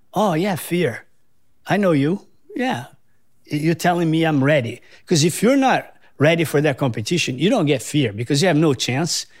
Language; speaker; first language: English; non-native, fluent; Portuguese